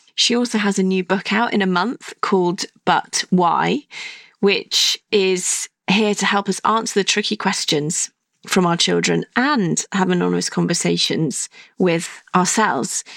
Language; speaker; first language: English; native; English